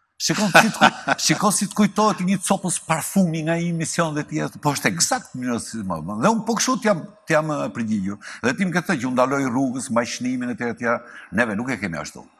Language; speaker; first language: Albanian; native; Albanian